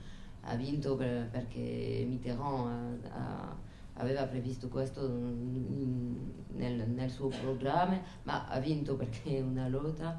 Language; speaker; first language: Italian; non-native, fluent; French